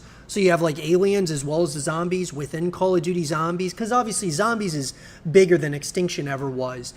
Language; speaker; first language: English; native; English